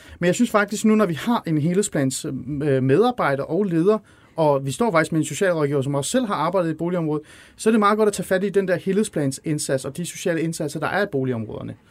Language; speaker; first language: Danish; early bilingual, other home language; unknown